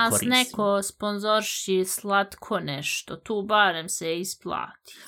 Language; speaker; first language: Bosnian; native; Bosnian